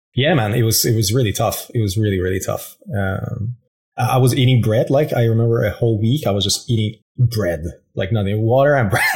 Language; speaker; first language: English; non-native, fluent; Persian